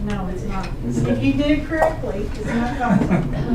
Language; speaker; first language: English; native; English